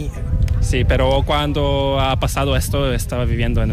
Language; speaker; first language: Spanish; non-native, learner; Korean